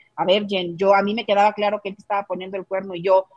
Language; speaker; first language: Spanish; native; Spanish